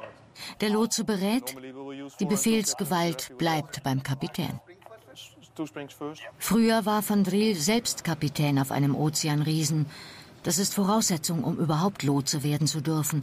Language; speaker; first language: German; native; German